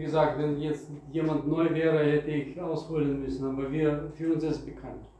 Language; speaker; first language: German; non-native, fluent; Russian